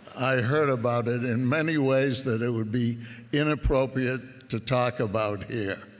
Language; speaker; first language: English; native; English